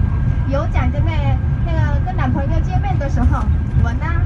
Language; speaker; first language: Chinese; non-native, fluent; Korean